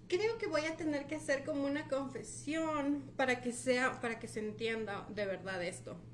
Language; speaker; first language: Spanish; native; Spanish